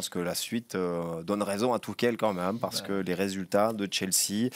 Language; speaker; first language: French; native; French